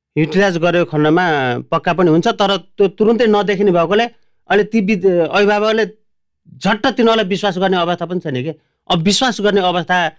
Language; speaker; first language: Nepali; native; Nepali